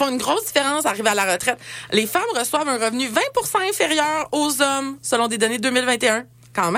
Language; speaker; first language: French; native; French